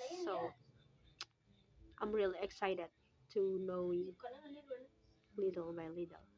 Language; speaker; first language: English; non-native, local second language; Indonesian